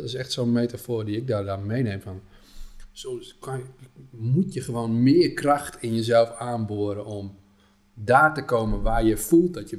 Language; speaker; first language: Dutch; native; Dutch